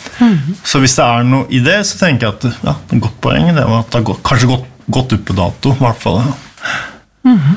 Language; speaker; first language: Norwegian; native; Norwegian